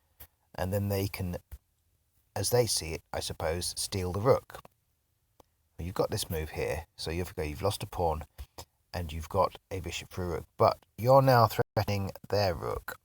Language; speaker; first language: English; native; English